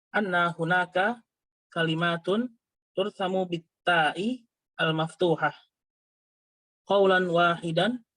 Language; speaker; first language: Arabic; non-native, learner; Indonesian